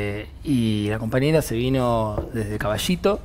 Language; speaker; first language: Spanish; native; Spanish